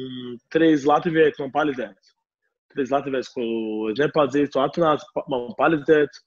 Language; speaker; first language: Latvian; non-native, learner; Portuguese